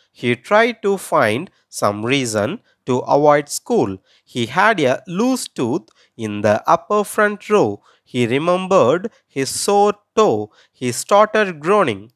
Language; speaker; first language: English; non-native, local second language; Tamil